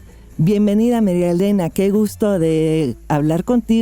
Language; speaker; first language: Spanish; non-native, fluent; English